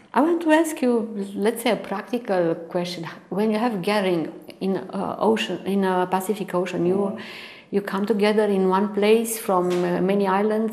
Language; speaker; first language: English; non-native, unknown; Romanian